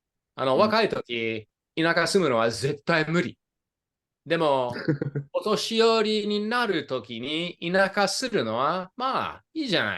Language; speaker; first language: Japanese; non-native, fluent; English